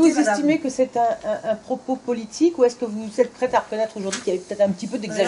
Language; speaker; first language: French; native; French